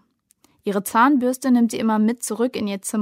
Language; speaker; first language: German; native; German